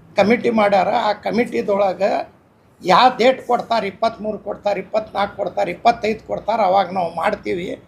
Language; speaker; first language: Kannada; non-native, local second language; Urdu